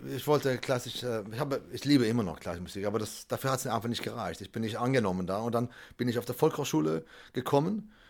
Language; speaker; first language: German; non-native, fluent; Swedish